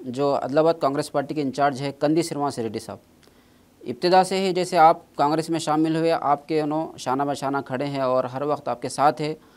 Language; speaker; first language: Urdu; native; Urdu